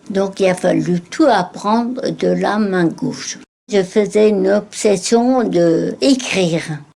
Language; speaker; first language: French; native; French